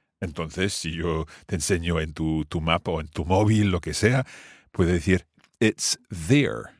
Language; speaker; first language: Spanish; non-native, fluent; English